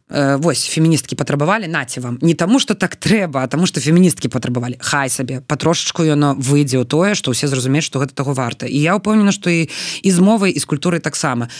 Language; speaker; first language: Belarusian; non-native, local second language; Russian